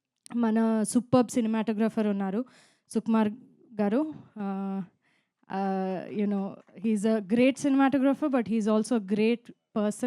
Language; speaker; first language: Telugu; non-native, fluent; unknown